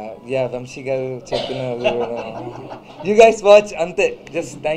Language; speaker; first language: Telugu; non-native, learner; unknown